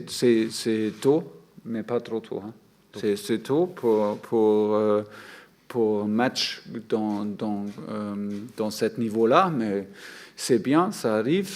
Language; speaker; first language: French; non-native, fluent; German